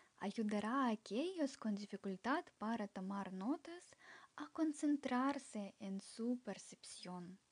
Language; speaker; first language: Spanish; non-native, fluent; Ukrainian